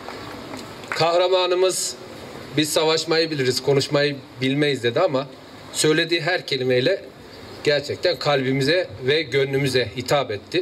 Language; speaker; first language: Turkish; native; Turkish